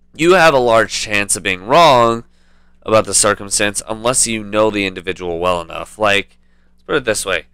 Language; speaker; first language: English; native; English